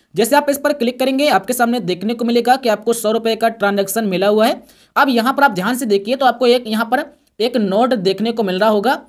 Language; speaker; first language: Hindi; native; Hindi